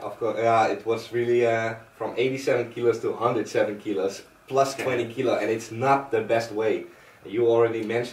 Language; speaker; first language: English; non-native, fluent; Dutch